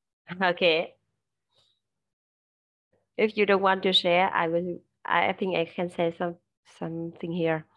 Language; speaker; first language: English; non-native, learner; Vietnamese